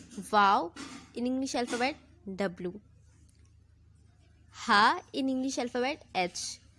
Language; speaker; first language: English; non-native, learner; Urdu